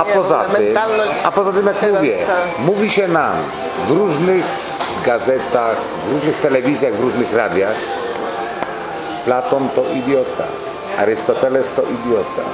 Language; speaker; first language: Polish; native; Polish